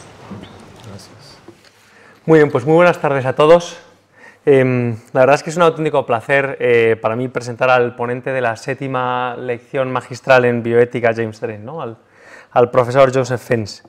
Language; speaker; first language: Spanish; native; Spanish